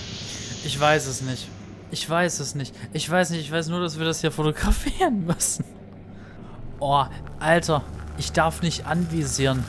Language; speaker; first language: German; native; German